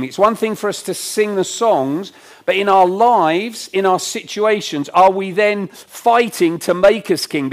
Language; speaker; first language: English; native; English